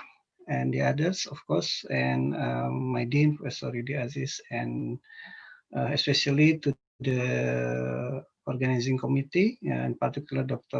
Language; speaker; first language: English; non-native, fluent; Indonesian